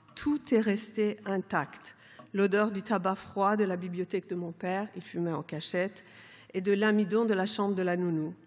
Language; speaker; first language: French; non-native, fluent; Persian